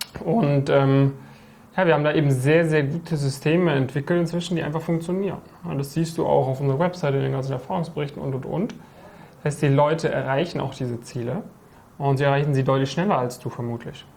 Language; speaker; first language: German; native; German